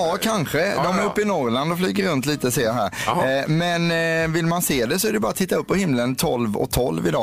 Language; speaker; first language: Swedish; native; Swedish